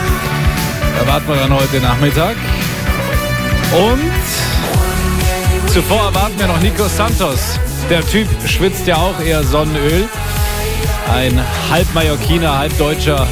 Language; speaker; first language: German; native; German